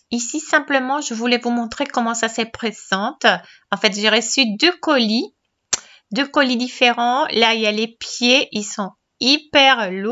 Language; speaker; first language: French; non-native, fluent; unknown